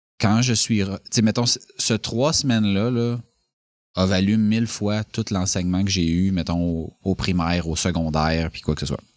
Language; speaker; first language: French; native; French